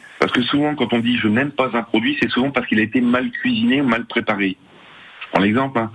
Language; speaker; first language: French; native; French